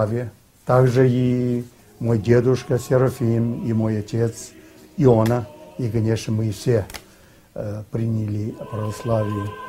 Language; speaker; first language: Russian; early bilingual, heritage; Russian